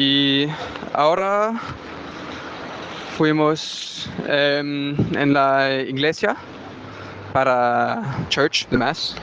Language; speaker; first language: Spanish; non-native, learner; French